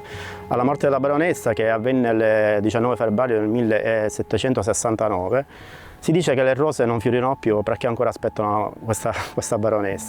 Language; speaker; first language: Italian; native; Italian